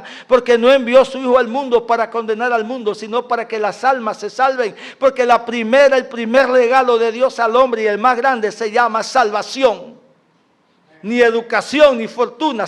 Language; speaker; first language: Spanish; native; Spanish